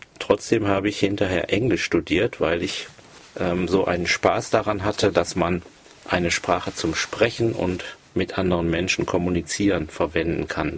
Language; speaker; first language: German; native; German